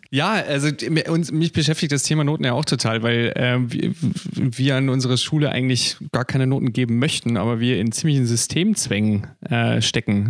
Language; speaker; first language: German; native; German